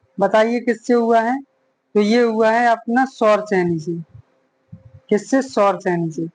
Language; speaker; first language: Hindi; native; Hindi